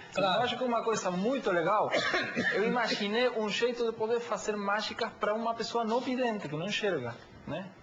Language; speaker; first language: Portuguese; non-native, fluent; Spanish